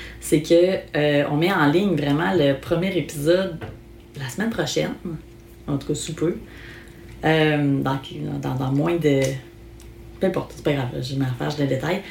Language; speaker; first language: French; native; French